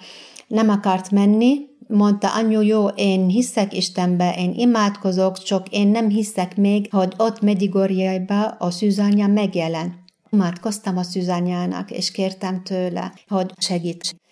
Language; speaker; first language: Hungarian; non-native, fluent; Arabic